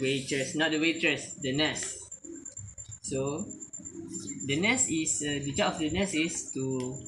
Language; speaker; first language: English; non-native, learner; Malay